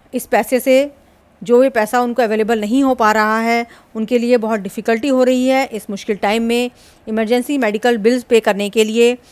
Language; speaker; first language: Hindi; native; Hindi